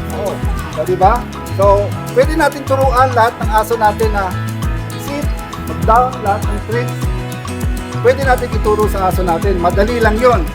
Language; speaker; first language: Filipino; non-native, local second language; Hiligaynon